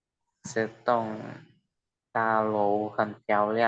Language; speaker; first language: Chinese; non-native, learner; Indonesian